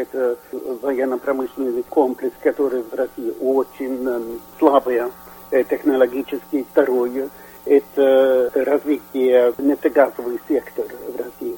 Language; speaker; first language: Russian; non-native, fluent; Swedish